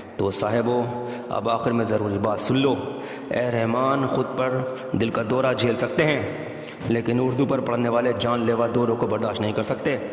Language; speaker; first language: Urdu; native; Urdu